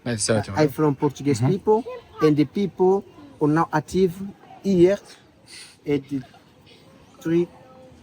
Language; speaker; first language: English; non-native, learner; Portuguese